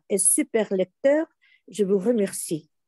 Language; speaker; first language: French; non-native, fluent; Russian